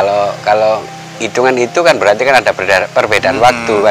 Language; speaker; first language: Indonesian; native; Indonesian